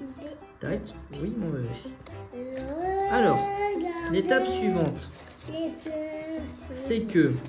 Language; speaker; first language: French; native; French